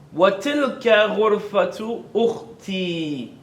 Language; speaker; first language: Arabic; non-native, fluent; English